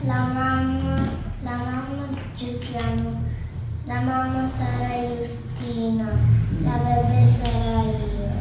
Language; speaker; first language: Italian; early bilingual, other home language; Bangla